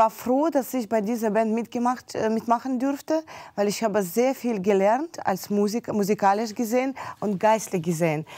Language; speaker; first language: German; non-native, fluent; Russian